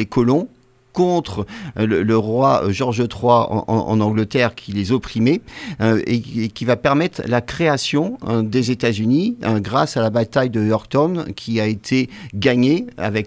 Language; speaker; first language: French; native; French